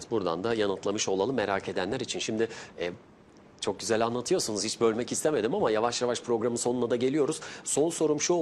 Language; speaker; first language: Turkish; native; Turkish